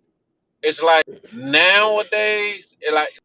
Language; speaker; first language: English; native; English